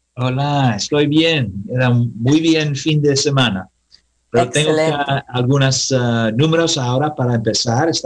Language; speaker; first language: Spanish; non-native, learner; English